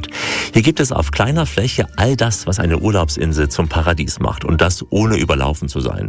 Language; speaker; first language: German; native; German